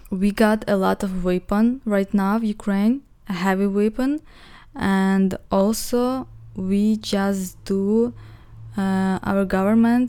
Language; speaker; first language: English; non-native, learner; Ukrainian